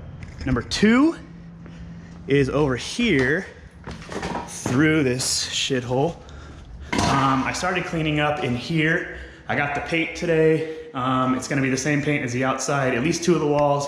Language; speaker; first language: English; native; English